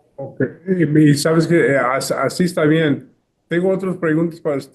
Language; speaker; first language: Spanish; early bilingual, heritage; English